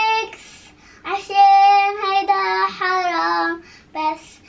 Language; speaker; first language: Arabic; early bilingual, heritage; Arabic